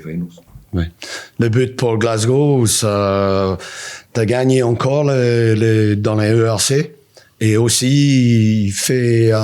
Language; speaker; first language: French; non-native, learner; English